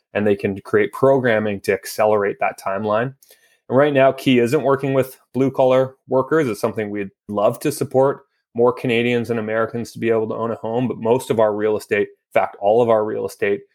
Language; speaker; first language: English; native; English